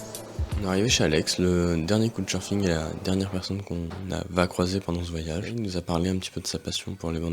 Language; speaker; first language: French; native; French